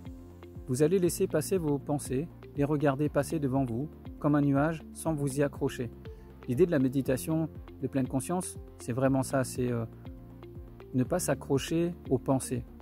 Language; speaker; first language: French; native; French